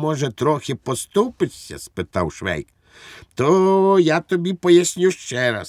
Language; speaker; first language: Ukrainian; native; Ukrainian